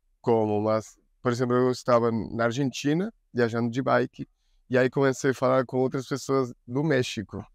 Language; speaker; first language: Portuguese; non-native, learner; Spanish